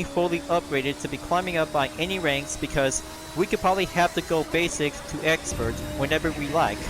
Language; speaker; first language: English; non-native, fluent; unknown